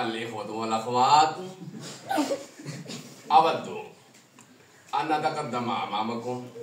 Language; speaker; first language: Arabic; non-native, learner; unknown